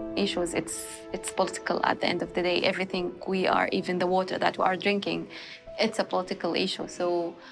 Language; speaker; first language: English; non-native, fluent; Arabic